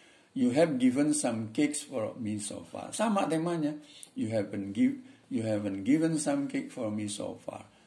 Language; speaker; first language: English; non-native, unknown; Indonesian